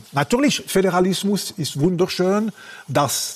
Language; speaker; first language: German; non-native, local second language; French